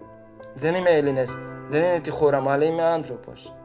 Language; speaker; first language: Greek; non-native, learner; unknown